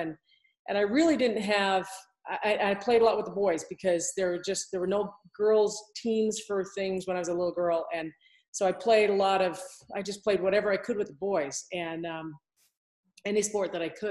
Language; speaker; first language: English; native; English